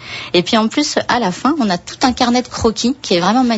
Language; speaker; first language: French; native; French